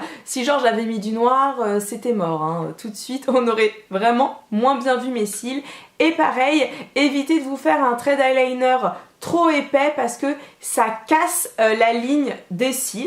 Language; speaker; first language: French; native; French